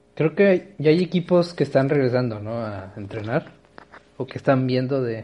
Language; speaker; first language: Spanish; native; Spanish